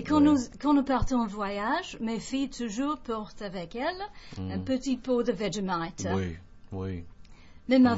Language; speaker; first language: French; non-native, fluent; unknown